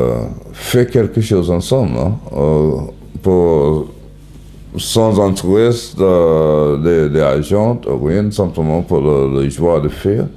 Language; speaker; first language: French; non-native, learner; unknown